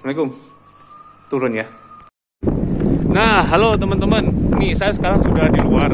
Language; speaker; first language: Indonesian; non-native, local second language; Javanese